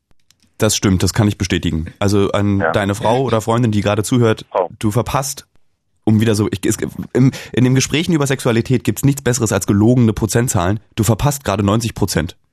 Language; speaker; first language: German; native; German